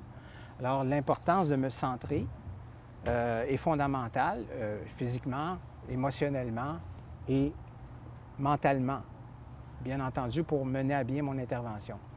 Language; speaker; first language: French; native; French